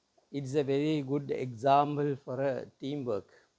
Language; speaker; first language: English; non-native, local second language; Tamil